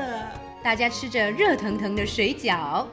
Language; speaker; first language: Chinese; native; Chinese